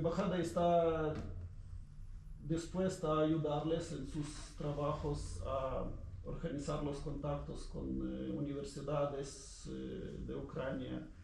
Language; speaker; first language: Spanish; non-native, learner; Ukrainian